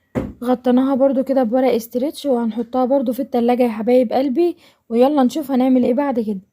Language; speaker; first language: Arabic; native; Arabic